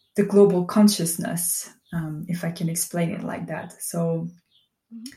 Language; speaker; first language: English; non-native, fluent; Dutch